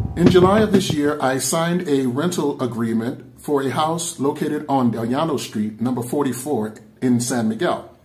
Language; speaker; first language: English; native; English